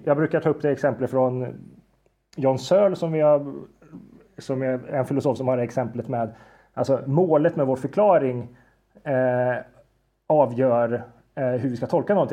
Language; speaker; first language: Swedish; native; Swedish